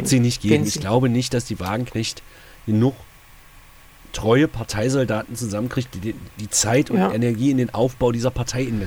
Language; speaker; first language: German; native; German